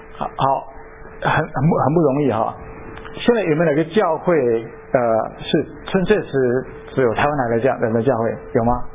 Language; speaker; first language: Chinese; native; Chinese